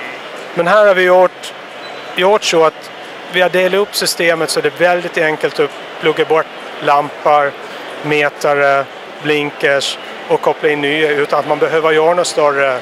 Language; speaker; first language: Swedish; native; Swedish